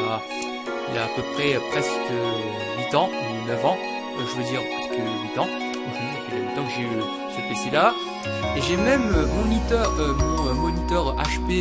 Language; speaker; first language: French; native; French